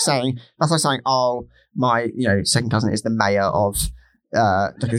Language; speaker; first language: English; native; English